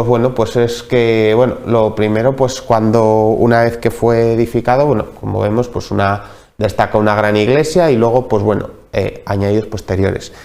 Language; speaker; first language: Spanish; native; Spanish